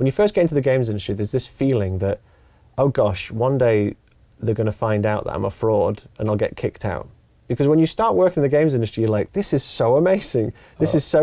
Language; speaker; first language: English; native; English